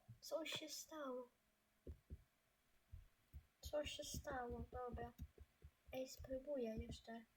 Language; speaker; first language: Polish; native; Polish